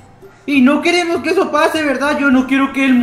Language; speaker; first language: Spanish; native; Spanish